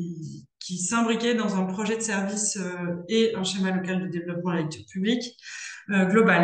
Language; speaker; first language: French; native; French